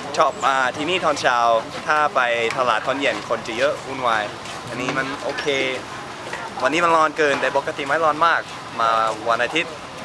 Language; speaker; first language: Thai; non-native, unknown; English